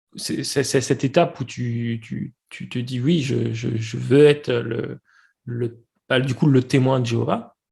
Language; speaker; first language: French; native; French